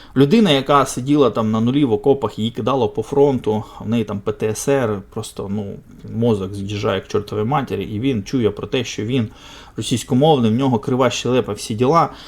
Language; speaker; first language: Ukrainian; non-native, local second language; Russian